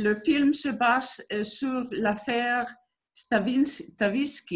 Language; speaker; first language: French; non-native, learner; Spanish